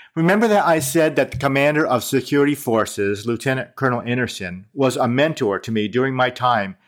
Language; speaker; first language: English; native; English